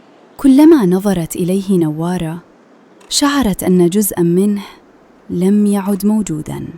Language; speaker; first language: Arabic; native; Arabic